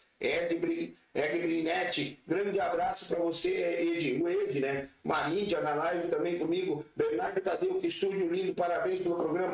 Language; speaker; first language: Portuguese; native; Portuguese